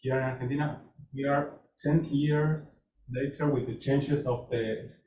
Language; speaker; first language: English; non-native, fluent; Spanish